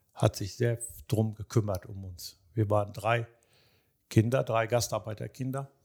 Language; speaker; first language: German; early bilingual, other home language; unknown